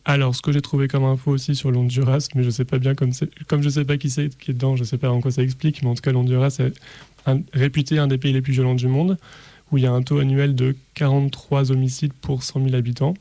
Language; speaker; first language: French; native; French